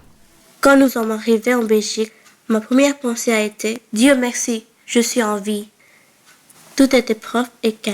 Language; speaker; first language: French; early bilingual, other home language; Bangla